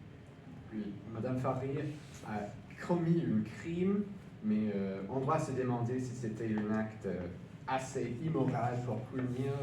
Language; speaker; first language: French; non-native, learner; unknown